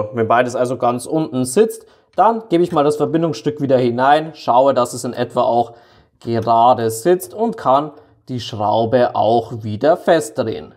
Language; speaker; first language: German; native; German